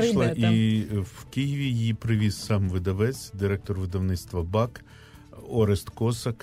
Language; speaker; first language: Ukrainian; native; Ukrainian